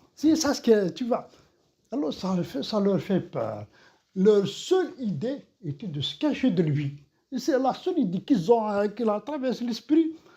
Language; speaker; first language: French; non-native, local second language; Kabyle